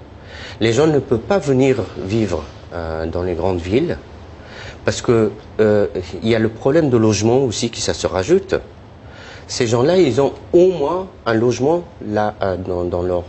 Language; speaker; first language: French; non-native, fluent; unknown